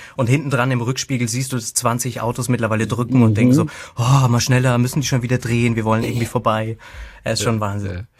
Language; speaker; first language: German; native; German